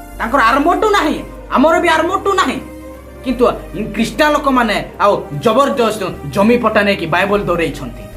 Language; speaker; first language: Odia; non-native, local second language; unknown